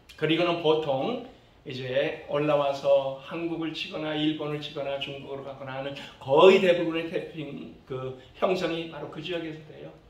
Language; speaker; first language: Korean; early bilingual, other home language; English